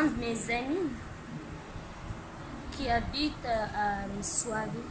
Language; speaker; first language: French; non-native, local second language; Comorian